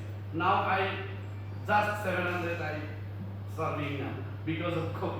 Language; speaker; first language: English; non-native, learner; Bangla